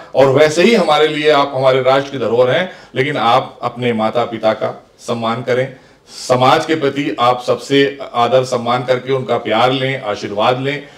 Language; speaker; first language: Hindi; native; Hindi